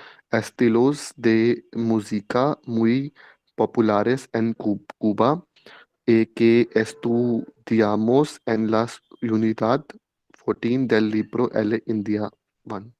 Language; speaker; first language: Spanish; non-native, learner; Hindi